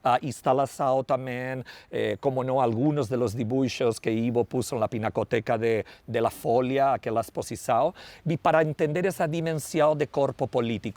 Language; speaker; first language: Portuguese; non-native, learner; Spanish